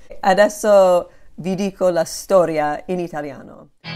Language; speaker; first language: Italian; non-native, fluent; English